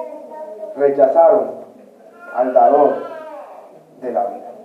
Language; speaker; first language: Spanish; native; Spanish